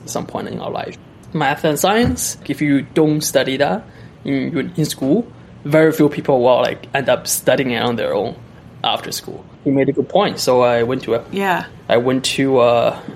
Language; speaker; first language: English; non-native, fluent; Chinese